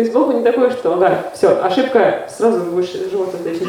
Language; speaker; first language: Russian; native; Russian